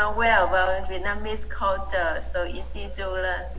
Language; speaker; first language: English; non-native, learner; Vietnamese